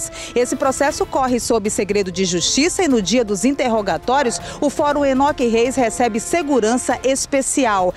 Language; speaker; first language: Portuguese; native; Portuguese